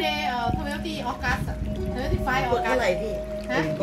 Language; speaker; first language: English; non-native, learner; Thai